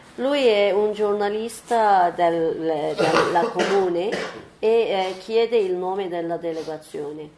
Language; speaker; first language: Italian; non-native, learner; Turkish